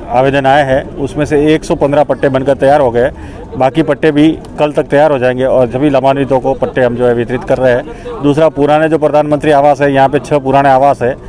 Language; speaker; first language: Hindi; native; Hindi